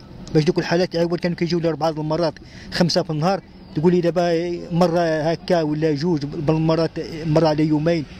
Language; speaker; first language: Arabic; native; Arabic